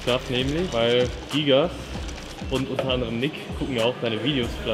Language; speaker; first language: German; native; German